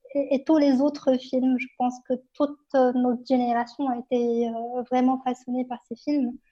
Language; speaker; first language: French; non-native, local second language; Arabic